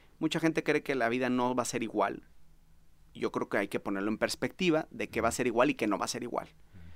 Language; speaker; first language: Spanish; native; Spanish